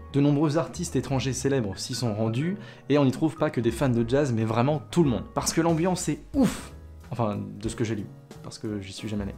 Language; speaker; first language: French; native; French